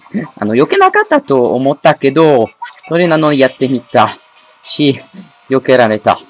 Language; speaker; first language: Japanese; non-native, learner; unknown